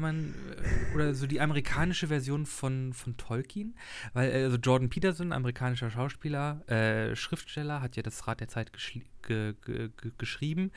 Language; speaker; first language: German; native; German